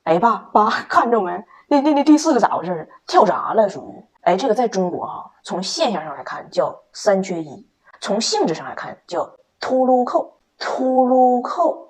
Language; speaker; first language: Chinese; native; Chinese